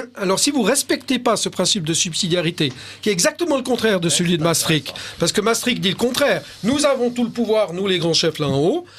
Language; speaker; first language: French; native; French